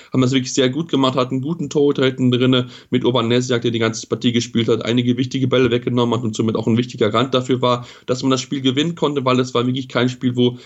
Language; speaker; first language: German; native; German